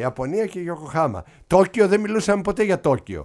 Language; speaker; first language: Greek; native; Greek